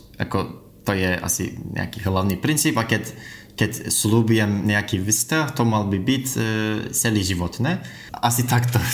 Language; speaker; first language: Slovak; non-native, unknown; Turkish